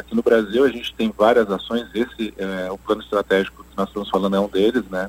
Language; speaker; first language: Portuguese; native; Portuguese